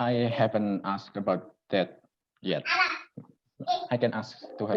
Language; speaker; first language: English; non-native, local second language; Indonesian